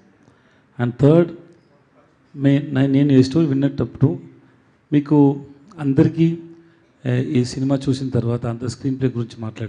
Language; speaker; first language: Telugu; non-native, learner; Tamil